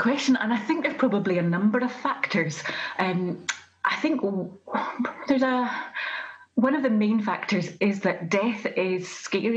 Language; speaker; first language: English; native; English